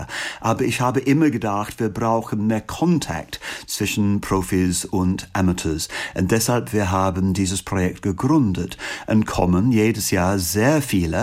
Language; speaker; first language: German; non-native, fluent; English